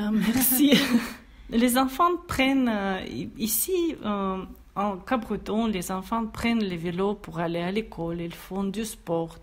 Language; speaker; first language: French; non-native, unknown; Russian